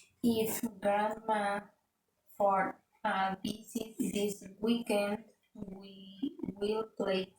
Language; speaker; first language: English; non-native, learner; Spanish